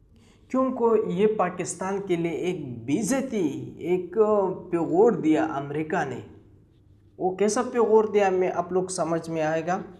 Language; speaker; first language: Hindi; non-native, local second language; Pashto